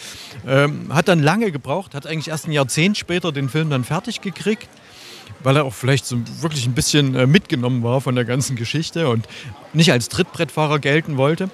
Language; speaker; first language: German; native; German